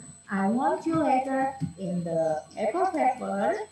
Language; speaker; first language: English; non-native, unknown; Indonesian